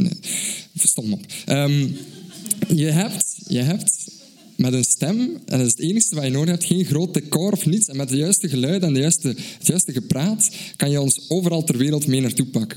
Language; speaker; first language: Dutch; native; Dutch